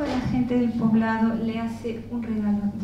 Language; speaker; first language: Spanish; native; Spanish